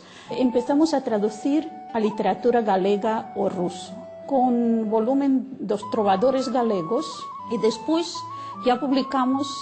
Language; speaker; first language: Galician; non-native, fluent; Russian